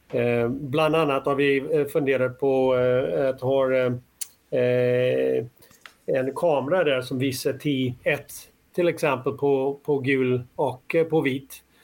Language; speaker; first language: Swedish; non-native, fluent; English